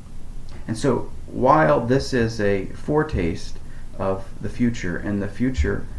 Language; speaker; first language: English; native; English